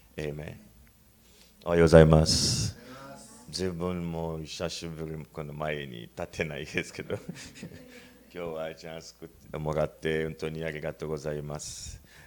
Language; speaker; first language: Japanese; non-native, learner; Luba-Lulua